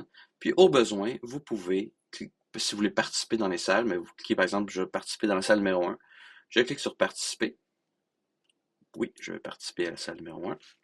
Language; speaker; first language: French; native; French